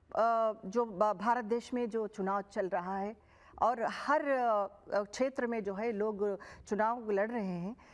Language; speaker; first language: Hindi; non-native, local second language; Telugu